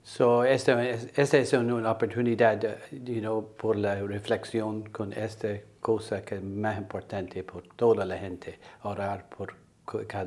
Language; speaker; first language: Spanish; non-native, learner; English